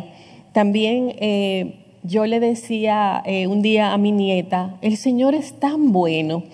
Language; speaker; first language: Spanish; native; Spanish